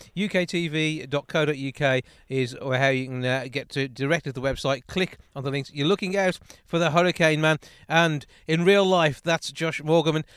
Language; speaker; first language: English; native; English